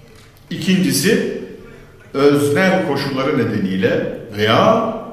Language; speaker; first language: Turkish; native; Turkish